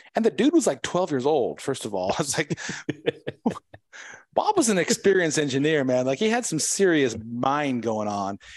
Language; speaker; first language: English; native; English